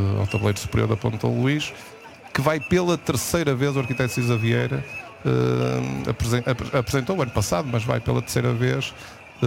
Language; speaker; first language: Portuguese; native; Portuguese